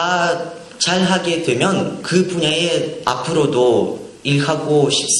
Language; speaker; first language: Korean; non-native, learner; Russian